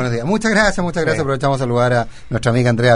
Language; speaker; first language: Spanish; native; Spanish